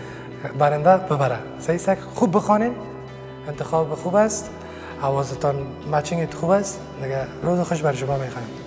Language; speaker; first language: Persian; native; Persian